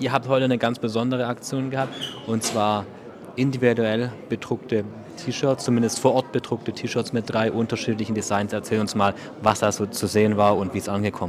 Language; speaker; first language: German; native; German